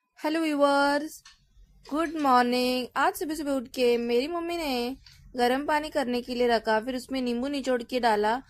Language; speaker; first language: Hindi; non-native, local second language; Marathi